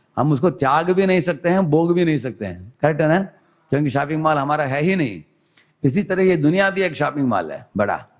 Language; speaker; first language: Hindi; non-native, local second language; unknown